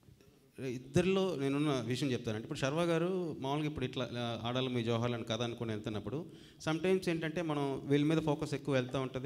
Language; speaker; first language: Telugu; native; Telugu